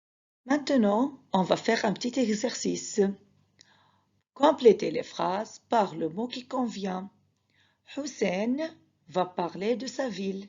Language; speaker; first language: French; non-native, fluent; Arabic